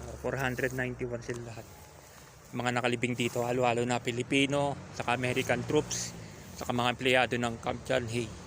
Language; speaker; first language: Filipino; non-native, local second language; Iloko